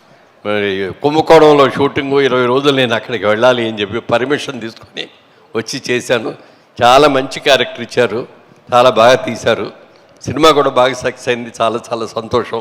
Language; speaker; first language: Telugu; native; Telugu